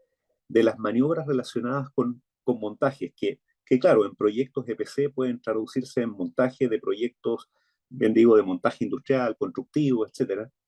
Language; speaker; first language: Spanish; native; Spanish